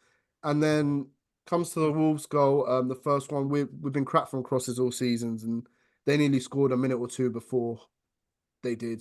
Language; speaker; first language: English; native; English